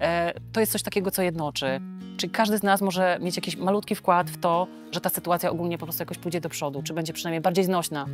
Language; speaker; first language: Polish; native; Polish